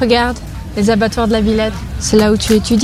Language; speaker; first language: French; native; French